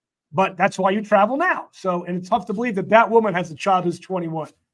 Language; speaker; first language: English; native; English